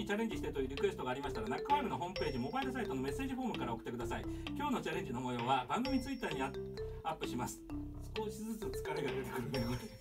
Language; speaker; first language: Japanese; native; Japanese